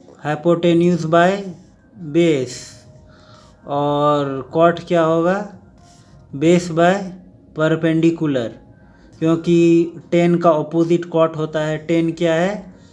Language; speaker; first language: Hindi; native; Hindi